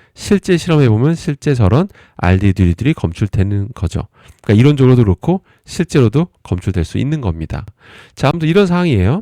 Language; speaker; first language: Korean; native; Korean